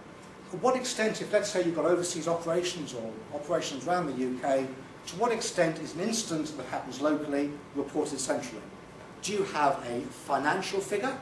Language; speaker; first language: English; native; English